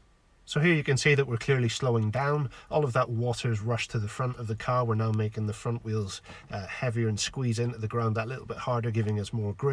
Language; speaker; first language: English; native; English